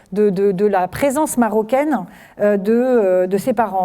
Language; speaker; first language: French; native; French